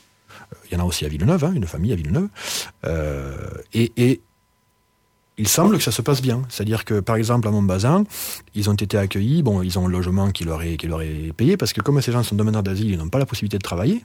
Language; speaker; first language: French; native; French